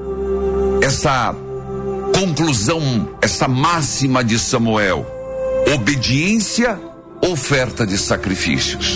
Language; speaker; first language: Portuguese; native; Portuguese